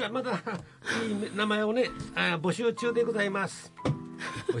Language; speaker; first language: Japanese; native; Japanese